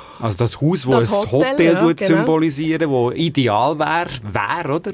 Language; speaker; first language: German; native; German